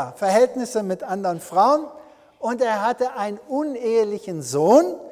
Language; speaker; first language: German; early bilingual, heritage; German